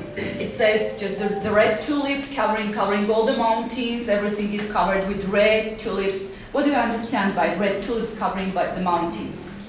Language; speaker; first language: English; non-native, fluent; Armenian